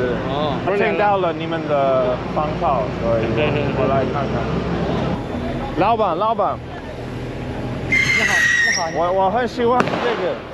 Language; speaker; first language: Chinese; non-native, learner; English